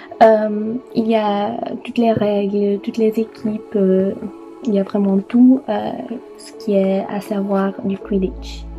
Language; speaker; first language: French; non-native, learner; Dutch